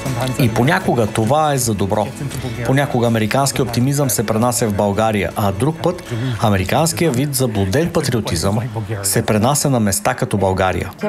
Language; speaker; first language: Bulgarian; early bilingual, heritage; Bulgarian